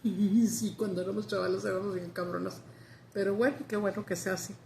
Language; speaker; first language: Spanish; early bilingual, heritage; Spanish